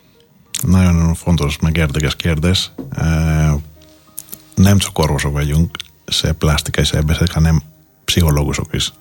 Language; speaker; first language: Hungarian; non-native, fluent; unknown